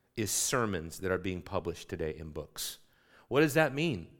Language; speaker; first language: English; native; English